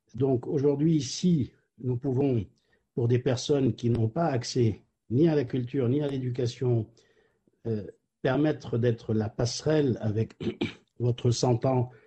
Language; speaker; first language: French; non-native, local second language; Arabic